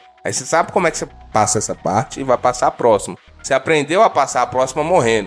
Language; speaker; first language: Portuguese; native; Portuguese